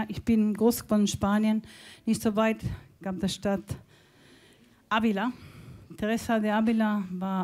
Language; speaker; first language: German; non-native, fluent; Spanish